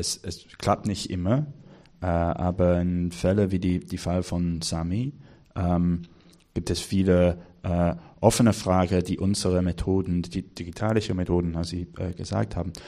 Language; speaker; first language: German; non-native, learner; English